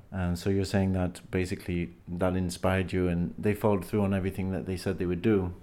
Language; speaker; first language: English; native; English